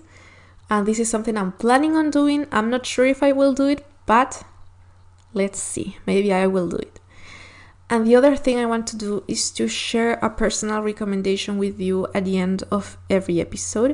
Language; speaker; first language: English; non-native, fluent; Spanish